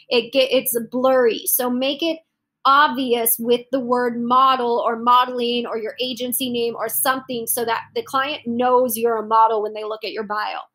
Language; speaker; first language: English; native; English